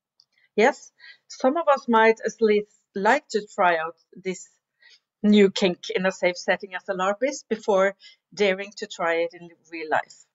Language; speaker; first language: English; non-native, fluent; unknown